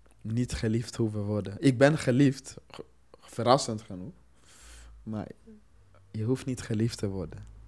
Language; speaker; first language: Dutch; non-native, fluent; Swahili